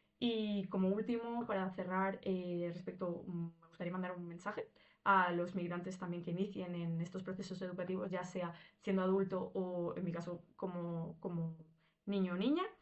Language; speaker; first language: Spanish; early bilingual, other home language; Russian